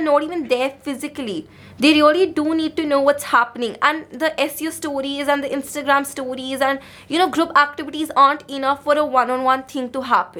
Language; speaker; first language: English; non-native, local second language; Hindi